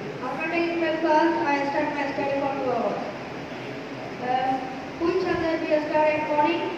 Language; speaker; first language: English; non-native, learner; Bangla